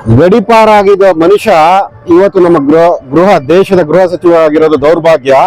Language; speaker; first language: Kannada; native; Kannada